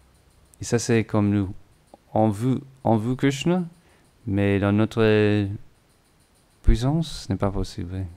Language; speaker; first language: French; non-native, learner; English